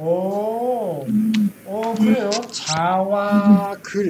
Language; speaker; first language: Korean; native; Korean